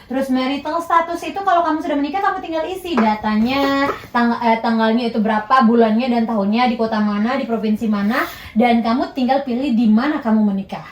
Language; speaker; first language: Indonesian; native; Indonesian